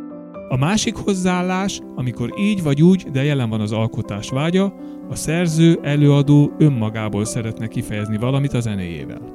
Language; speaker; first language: Hungarian; native; Hungarian